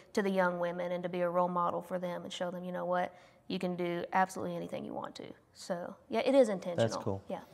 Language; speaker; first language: English; native; English